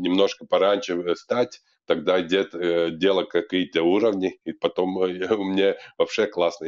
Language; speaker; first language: Russian; non-native, local second language; Latvian